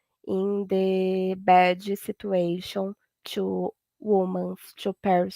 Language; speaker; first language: English; non-native, learner; Portuguese